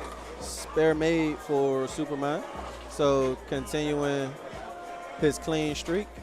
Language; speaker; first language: English; native; English